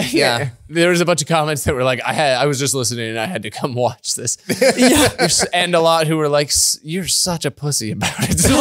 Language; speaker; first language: English; native; English